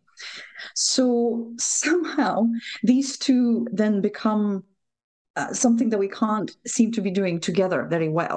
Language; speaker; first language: English; non-native, fluent; Lithuanian